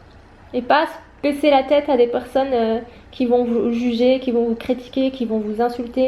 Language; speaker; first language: French; native; French